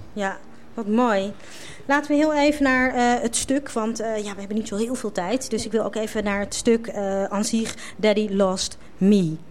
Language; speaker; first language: Dutch; native; Dutch